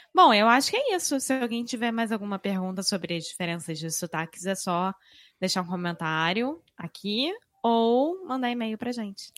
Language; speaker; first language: Portuguese; native; Portuguese